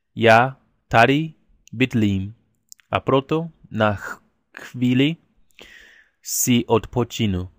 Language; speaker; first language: Czech; non-native, learner; English